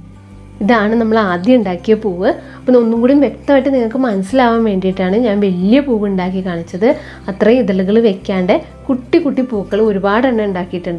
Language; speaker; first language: Malayalam; native; Malayalam